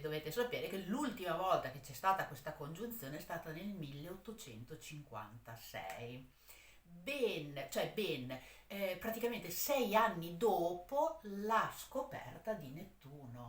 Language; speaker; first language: Italian; native; Italian